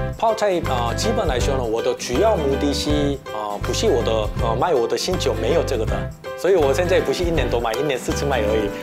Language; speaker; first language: Chinese; non-native, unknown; Korean